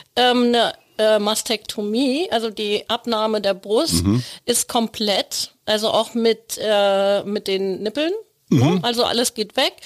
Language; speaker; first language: German; native; German